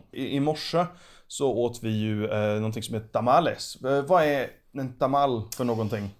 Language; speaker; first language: Swedish; native; Swedish